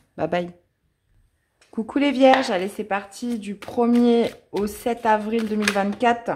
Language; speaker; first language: French; native; French